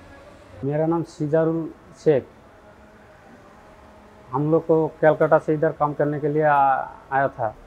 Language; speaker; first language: Hindi; non-native, local second language; Bangla